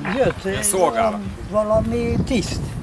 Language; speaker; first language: Hungarian; non-native, local second language; Romanian